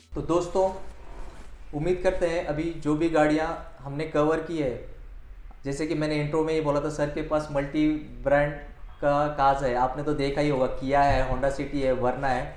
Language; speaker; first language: Hindi; non-native, local second language; Marathi